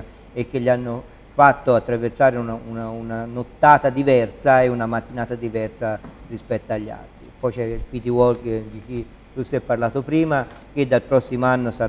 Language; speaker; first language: Italian; native; Italian